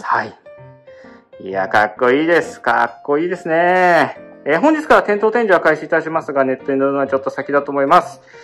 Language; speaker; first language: Japanese; native; Japanese